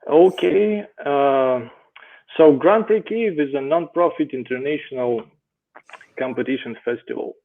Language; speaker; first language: English; non-native, fluent; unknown